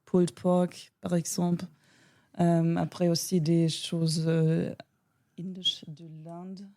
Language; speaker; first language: French; non-native, learner; German